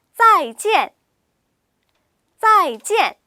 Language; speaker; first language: Chinese; non-native, fluent; Korean